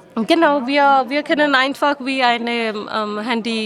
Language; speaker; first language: German; non-native, learner; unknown